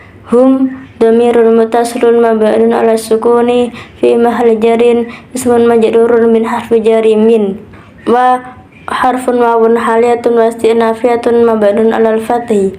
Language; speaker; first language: Arabic; non-native, learner; Indonesian